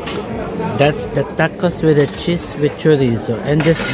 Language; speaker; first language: English; non-native, learner; Filipino